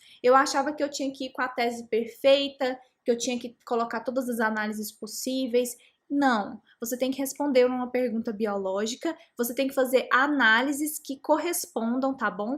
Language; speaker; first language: Portuguese; native; Portuguese